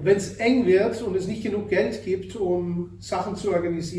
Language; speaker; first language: German; native; German